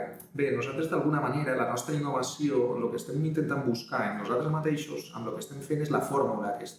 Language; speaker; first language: Catalan; native; Catalan